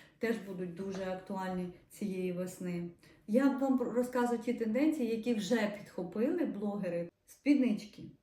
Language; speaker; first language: Ukrainian; non-native, local second language; Russian